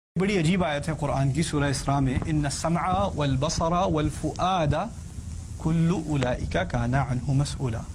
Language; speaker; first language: Urdu; early bilingual, heritage; Urdu